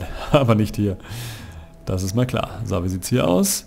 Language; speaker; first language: German; native; German